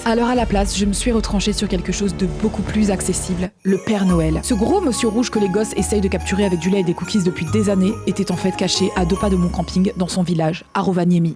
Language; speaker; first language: French; native; French